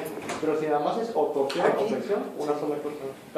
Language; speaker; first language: Spanish; native; Spanish